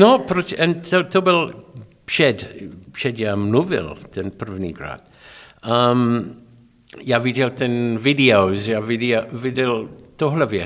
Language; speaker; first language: Czech; non-native, learner; English